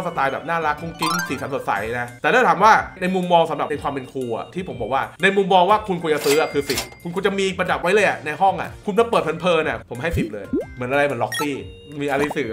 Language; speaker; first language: Thai; native; Thai